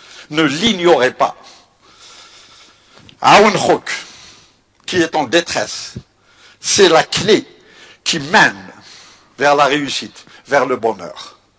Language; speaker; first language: French; non-native, local second language; Kabyle